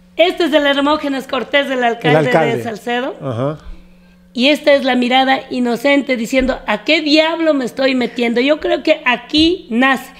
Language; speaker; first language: Spanish; native; Spanish